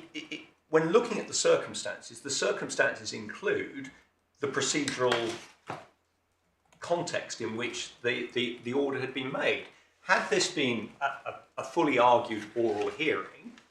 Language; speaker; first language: English; native; English